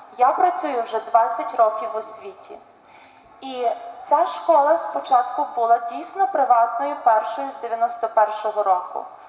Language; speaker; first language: Ukrainian; native; Ukrainian